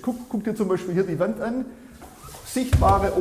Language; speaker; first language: German; native; German